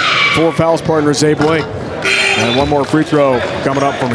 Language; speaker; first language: English; native; English